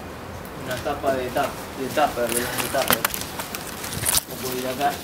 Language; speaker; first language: Spanish; native; Spanish